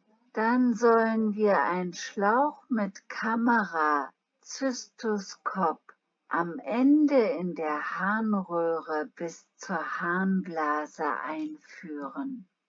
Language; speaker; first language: German; non-native, learner; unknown